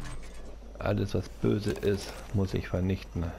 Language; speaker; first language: German; native; German